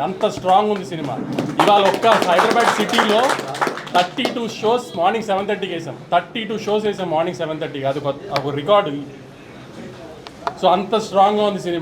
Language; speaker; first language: Telugu; native; Telugu